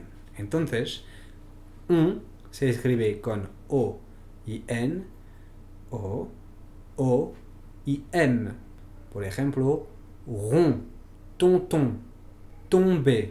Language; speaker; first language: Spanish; non-native, fluent; French